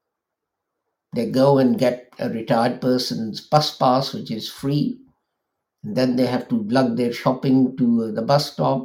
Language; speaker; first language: English; non-native, local second language; Urdu